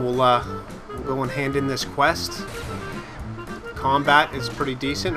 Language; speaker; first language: English; native; English